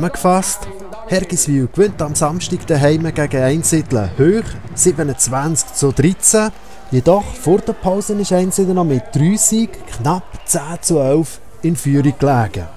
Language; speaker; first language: German; native; German